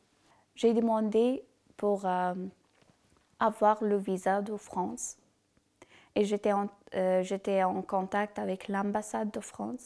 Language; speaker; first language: French; non-native, learner; Persian